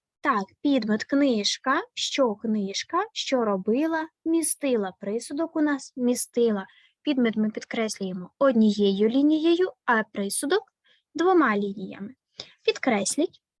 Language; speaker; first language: Ukrainian; native; Ukrainian